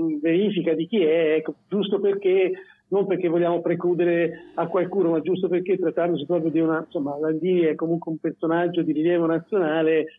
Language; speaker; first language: Italian; native; Italian